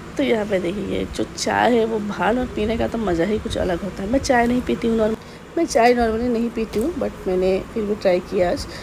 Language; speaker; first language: Hindi; non-native, local second language; Bangla